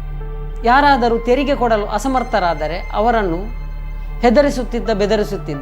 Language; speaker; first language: Kannada; native; Kannada